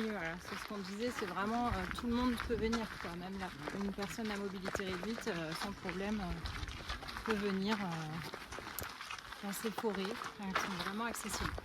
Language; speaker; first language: French; native; French